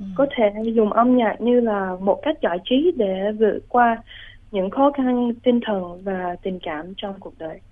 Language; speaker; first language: Vietnamese; early bilingual, heritage; Vietnamese